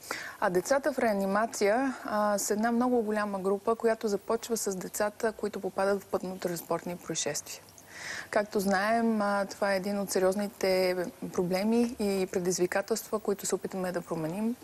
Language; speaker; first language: Bulgarian; native; Bulgarian